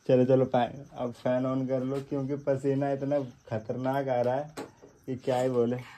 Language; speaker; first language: Hindi; native; Hindi